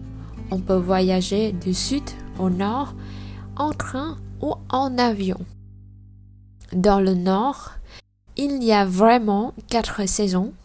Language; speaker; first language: French; non-native, learner; Vietnamese